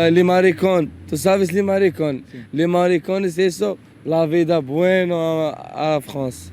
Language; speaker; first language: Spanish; non-native, learner; Arabic